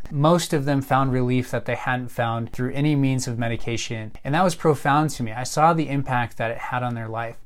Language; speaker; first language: English; native; English